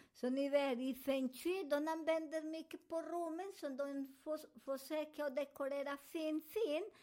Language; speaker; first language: Swedish; non-native, learner; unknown